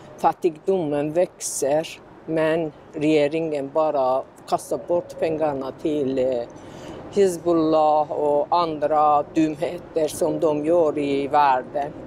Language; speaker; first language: Swedish; non-native, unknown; Persian